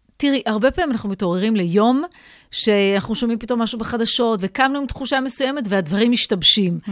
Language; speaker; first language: Hebrew; native; Hebrew